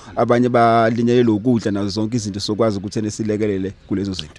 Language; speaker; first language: Zulu; native; Zulu